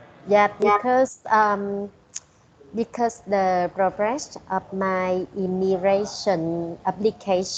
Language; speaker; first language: English; non-native, learner; Vietnamese